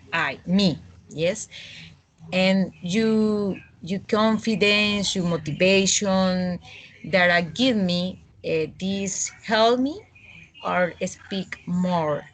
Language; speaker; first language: English; non-native, learner; Spanish